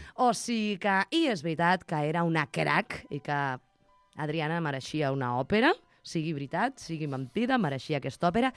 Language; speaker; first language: Catalan; non-native, fluent; Russian